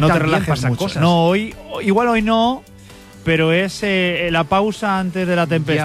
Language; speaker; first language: Spanish; native; Spanish